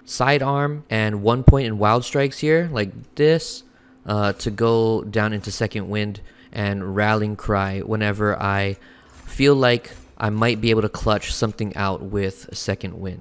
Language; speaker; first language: English; native; English